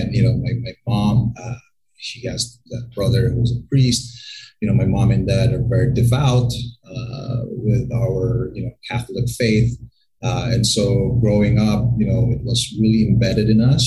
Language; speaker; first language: English; non-native, local second language; Hiligaynon